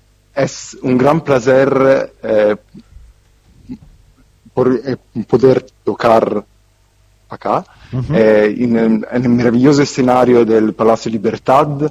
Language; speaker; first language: Spanish; non-native, fluent; Italian